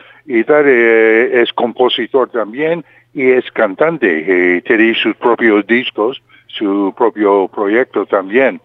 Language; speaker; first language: Spanish; non-native, fluent; English